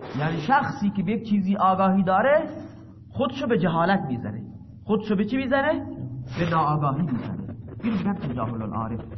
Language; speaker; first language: Persian; non-native, local second language; Baluchi